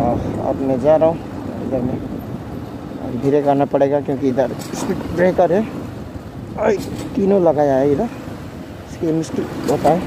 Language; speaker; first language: Hindi; non-native, learner; Nepali